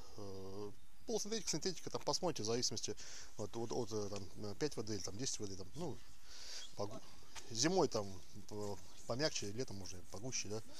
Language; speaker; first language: Russian; native; Russian